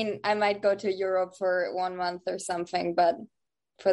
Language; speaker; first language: English; non-native, fluent; Dutch